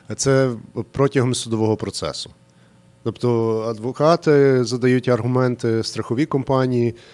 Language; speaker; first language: Ukrainian; early bilingual, heritage; Ukrainian